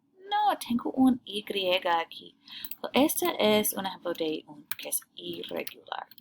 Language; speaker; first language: Spanish; non-native, learner; English